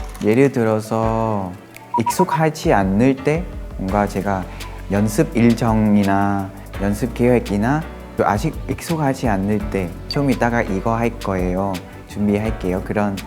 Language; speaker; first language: Korean; non-native, fluent; Vietnamese